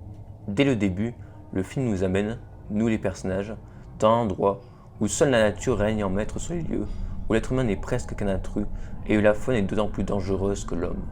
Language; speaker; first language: French; native; French